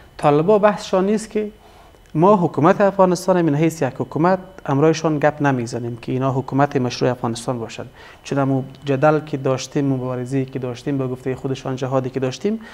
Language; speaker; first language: Persian; native; Persian